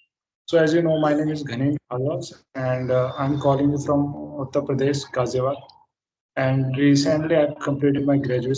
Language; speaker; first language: English; non-native, fluent; Hindi